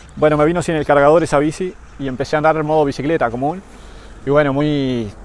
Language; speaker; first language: Spanish; native; Spanish